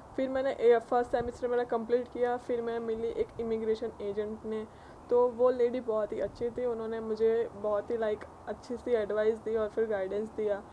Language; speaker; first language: Hindi; non-native, local second language; Gujarati